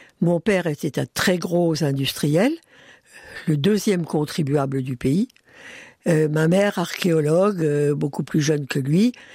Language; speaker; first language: French; early bilingual, other home language; Hungarian